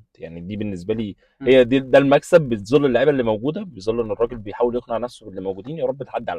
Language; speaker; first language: Arabic; native; Arabic